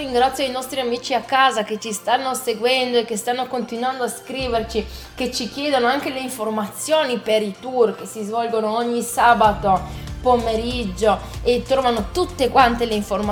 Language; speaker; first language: Italian; native; Italian